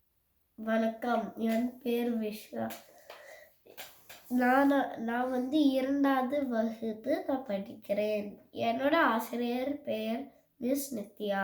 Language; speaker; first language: Tamil; early bilingual, heritage; Tamil